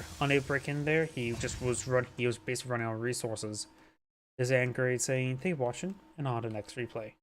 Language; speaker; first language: English; native; English